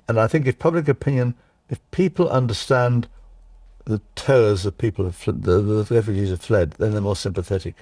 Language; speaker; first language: English; early bilingual, other home language; Czech